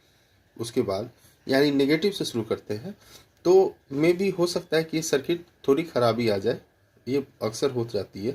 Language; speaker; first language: Hindi; native; Hindi